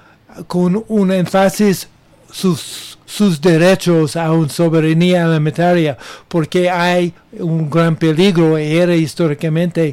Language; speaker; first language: Spanish; non-native, learner; English